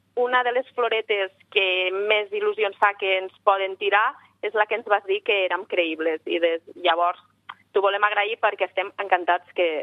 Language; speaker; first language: Catalan; native; Catalan